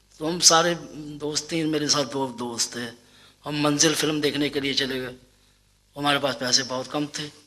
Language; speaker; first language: Urdu; non-native, local second language; Punjabi